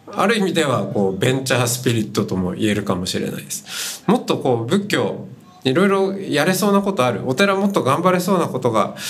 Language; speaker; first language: Japanese; native; Japanese